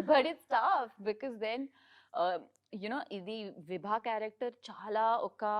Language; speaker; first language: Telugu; non-native, learner; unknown